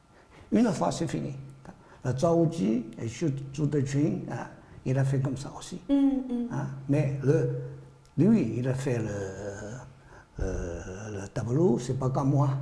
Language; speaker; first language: French; non-native, learner; Chinese